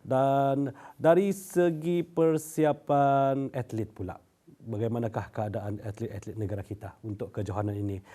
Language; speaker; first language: Malay; native; Malay